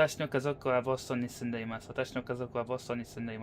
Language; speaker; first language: Japanese; non-native, learner; English